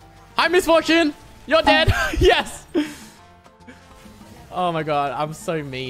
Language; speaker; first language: English; native; English